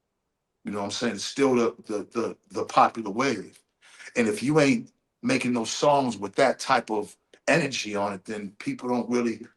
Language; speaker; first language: English; native; English